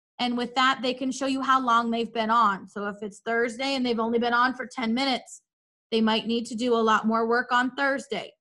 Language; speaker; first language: English; native; English